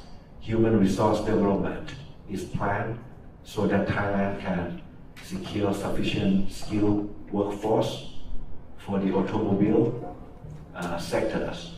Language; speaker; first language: English; non-native, fluent; Thai